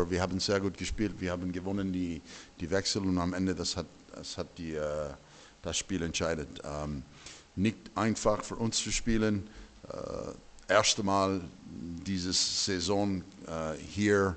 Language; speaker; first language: German; non-native, learner; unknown